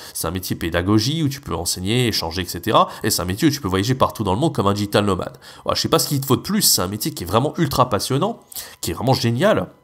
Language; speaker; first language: French; native; French